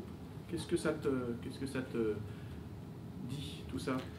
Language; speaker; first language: French; native; French